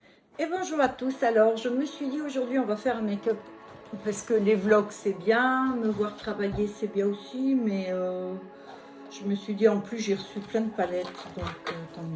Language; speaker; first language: French; native; French